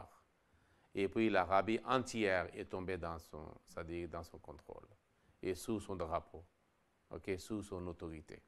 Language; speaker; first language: French; non-native, local second language; Wolof